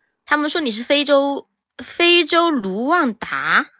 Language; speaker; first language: Chinese; non-native, fluent; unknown